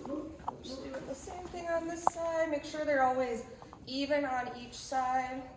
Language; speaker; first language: English; native; English